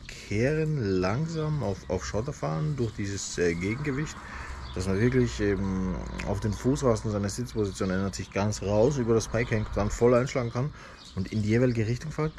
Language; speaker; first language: German; native; German